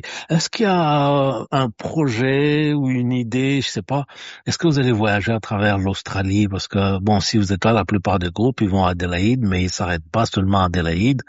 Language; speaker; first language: French; native; French